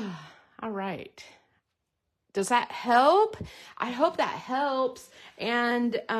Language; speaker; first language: English; native; English